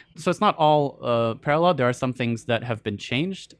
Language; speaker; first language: English; early bilingual, other home language; Arabic